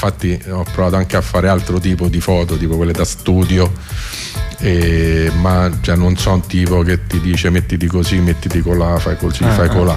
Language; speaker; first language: Italian; native; Italian